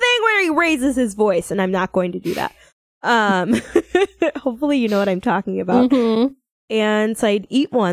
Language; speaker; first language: English; native; English